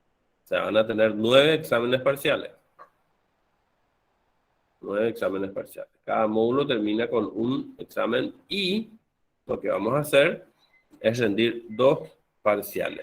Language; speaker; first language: Spanish; native; Spanish